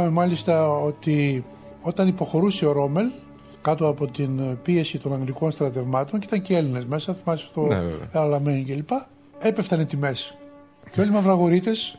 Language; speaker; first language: Greek; native; Greek